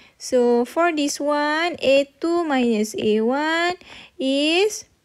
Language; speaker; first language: English; non-native, local second language; Malay